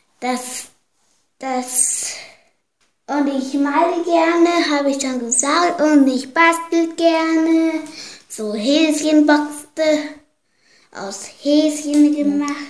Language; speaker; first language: German; early bilingual, heritage; German